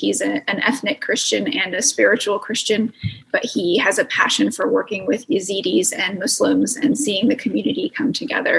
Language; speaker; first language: English; native; English